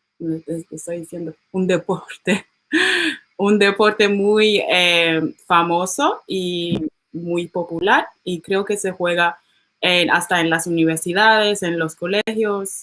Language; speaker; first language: Spanish; non-native, learner; English